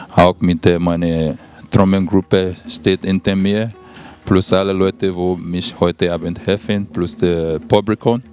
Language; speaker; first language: German; non-native, learner; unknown